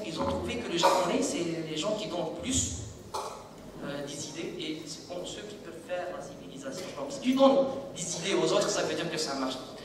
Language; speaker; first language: French; non-native, local second language; Arabic